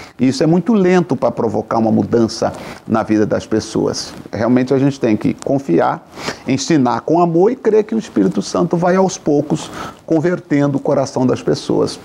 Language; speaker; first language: Portuguese; native; Portuguese